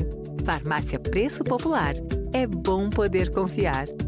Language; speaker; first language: Portuguese; native; Portuguese